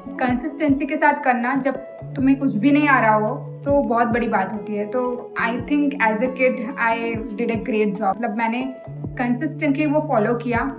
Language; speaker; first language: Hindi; non-native, local second language; Bangla